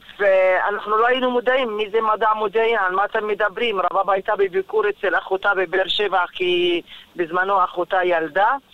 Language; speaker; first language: Hebrew; non-native, local second language; Arabic